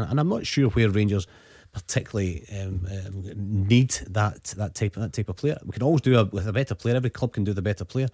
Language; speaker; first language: English; native; English